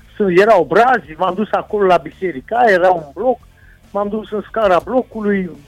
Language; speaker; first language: Romanian; non-native, local second language; Hungarian